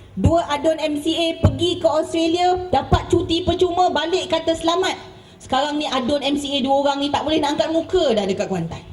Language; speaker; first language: Malay; native; Malay